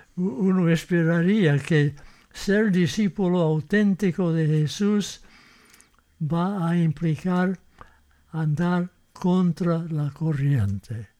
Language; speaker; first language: Spanish; non-native, fluent; English